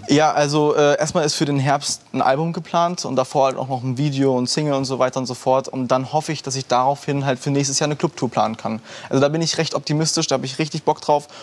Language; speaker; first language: German; early bilingual, heritage; German